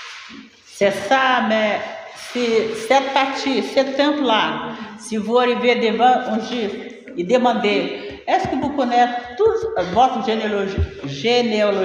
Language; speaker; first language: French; non-native, learner; Portuguese